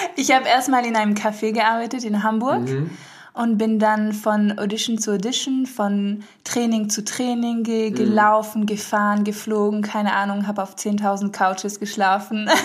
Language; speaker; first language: German; early bilingual, heritage; French